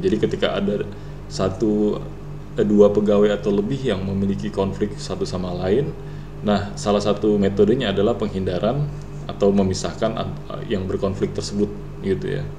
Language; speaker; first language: Indonesian; native; Indonesian